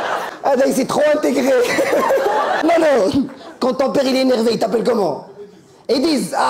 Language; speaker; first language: French; native; French